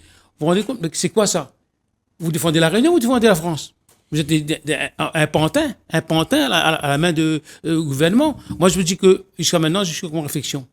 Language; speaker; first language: French; non-native, local second language; Réunion Creole French